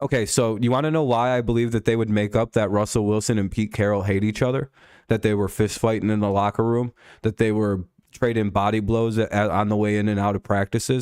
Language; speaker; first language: English; native; English